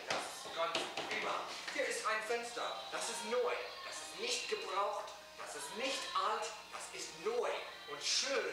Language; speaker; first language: German; non-native, learner; English